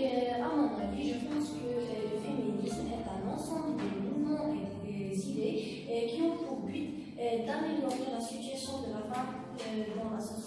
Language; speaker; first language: French; non-native, learner; Arabic